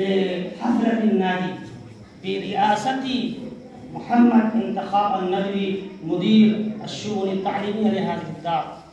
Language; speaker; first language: Arabic; non-native, fluent; Urdu